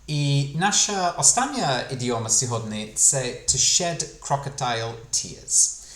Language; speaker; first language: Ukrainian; non-native, fluent; English